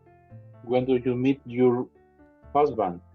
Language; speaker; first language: English; non-native, learner; Spanish